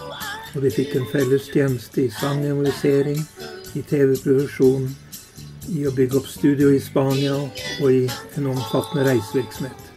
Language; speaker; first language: Norwegian; native; Norwegian